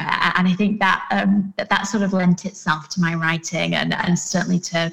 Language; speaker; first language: English; native; English